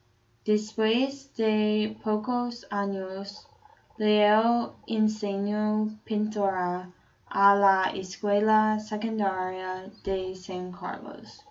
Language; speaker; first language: Spanish; non-native, learner; English